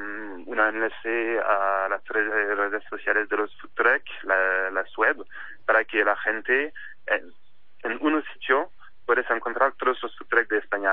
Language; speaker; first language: Spanish; non-native, fluent; French